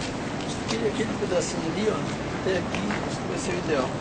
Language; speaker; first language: Portuguese; native; Portuguese